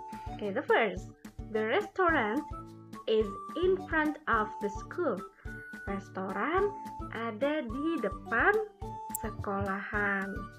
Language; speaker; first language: English; non-native, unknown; Indonesian